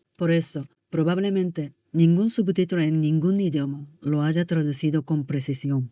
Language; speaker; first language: Spanish; non-native, fluent; Japanese